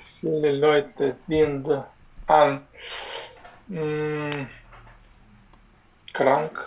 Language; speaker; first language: German; non-native, learner; Ukrainian